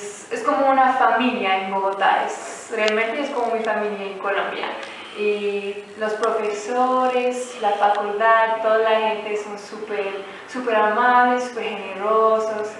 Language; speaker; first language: Spanish; non-native, learner; English